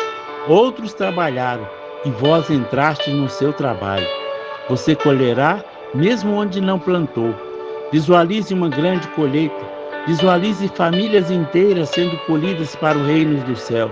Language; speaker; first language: Portuguese; native; Portuguese